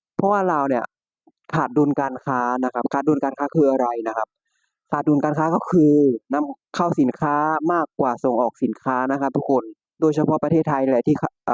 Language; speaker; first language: Thai; native; Thai